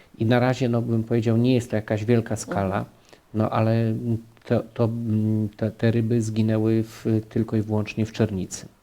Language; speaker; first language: Polish; native; Polish